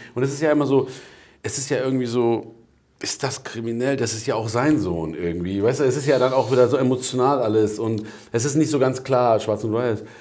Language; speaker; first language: German; native; German